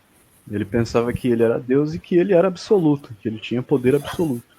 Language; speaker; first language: Portuguese; native; Portuguese